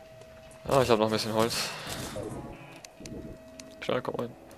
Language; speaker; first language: German; native; German